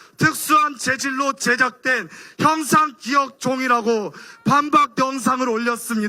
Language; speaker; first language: Korean; native; Korean